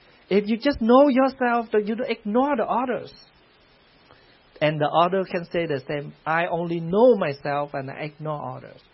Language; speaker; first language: English; non-native, fluent; Vietnamese